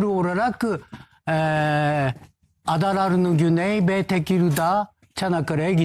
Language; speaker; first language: Turkish; non-native, learner; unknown